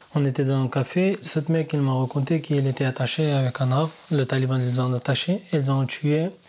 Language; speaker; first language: French; non-native, learner; Pashto